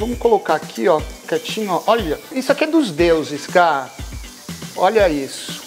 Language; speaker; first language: Portuguese; native; Portuguese